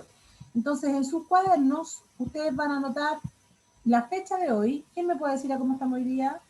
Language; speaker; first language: Spanish; native; Spanish